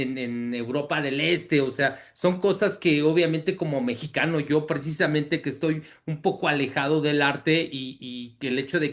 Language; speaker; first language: Spanish; native; Spanish